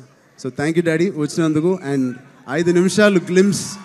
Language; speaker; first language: Telugu; native; Telugu